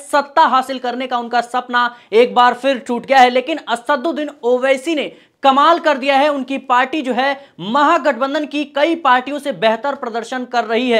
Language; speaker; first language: Hindi; native; Hindi